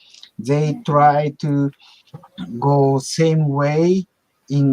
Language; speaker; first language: English; non-native, learner; Japanese